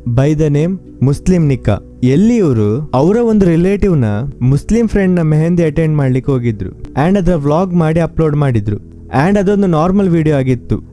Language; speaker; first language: Kannada; native; Kannada